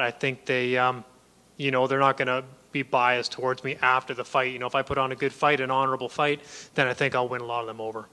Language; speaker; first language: English; native; English